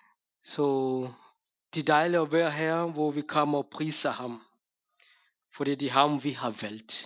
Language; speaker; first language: Danish; non-native, fluent; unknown